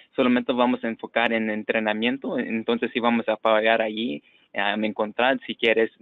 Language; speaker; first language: Spanish; non-native, fluent; English